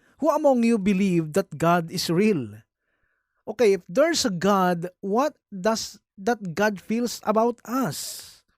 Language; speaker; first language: English; non-native, local second language; Filipino